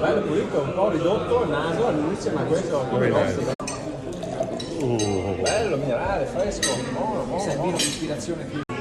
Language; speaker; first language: Italian; native; Italian